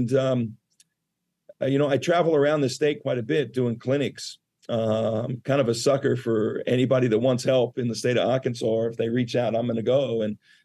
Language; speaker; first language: English; native; English